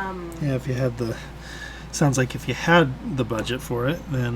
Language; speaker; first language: English; native; English